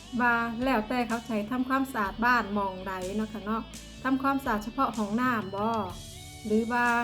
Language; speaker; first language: Thai; non-native, local second language; Northeastern Thai